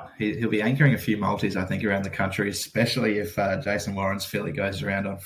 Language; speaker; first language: English; native; English